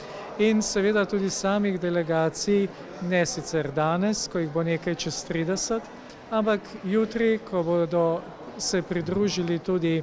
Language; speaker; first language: Slovenian; native; Slovenian